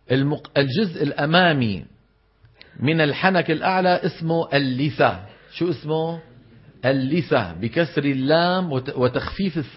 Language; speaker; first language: Arabic; native; Arabic